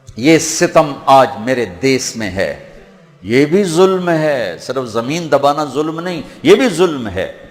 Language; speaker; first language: Urdu; non-native, local second language; Punjabi